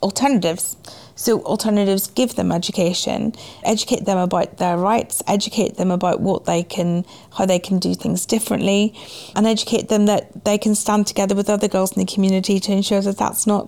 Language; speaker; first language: English; native; English